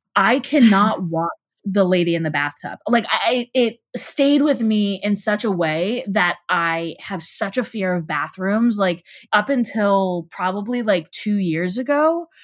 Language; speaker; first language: English; native; English